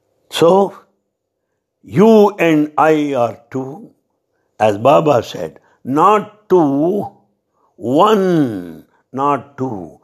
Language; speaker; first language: English; non-native, local second language; Telugu